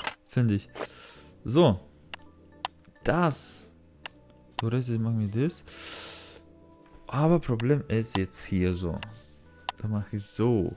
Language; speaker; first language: German; non-native, learner; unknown